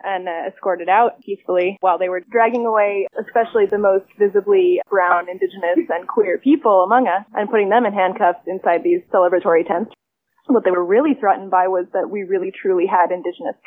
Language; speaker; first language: English; native; English